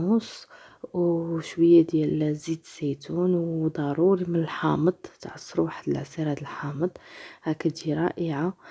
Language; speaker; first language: Arabic; native; Arabic